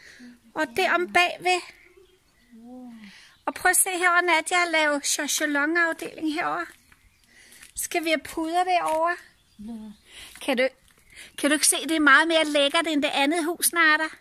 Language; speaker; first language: Danish; native; Danish